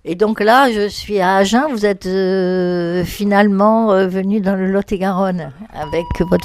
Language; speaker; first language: French; native; French